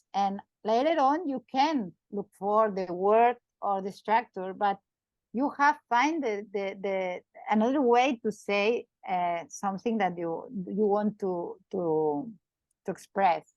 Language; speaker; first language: English; non-native, learner; Catalan